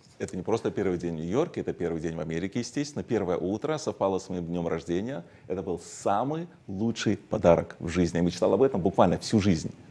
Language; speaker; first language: Russian; native; Russian